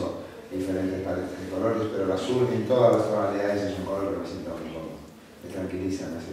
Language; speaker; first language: Spanish; native; Spanish